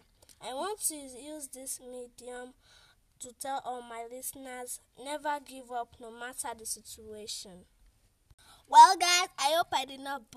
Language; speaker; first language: English; non-native, local second language; Yoruba